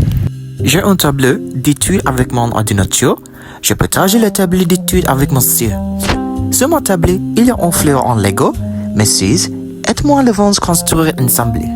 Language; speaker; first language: French; non-native, learner; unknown